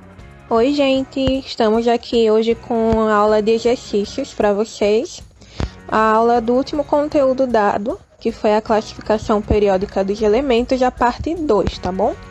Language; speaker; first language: Portuguese; native; Portuguese